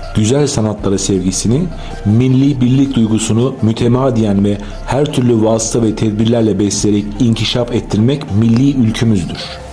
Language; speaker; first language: Turkish; native; Turkish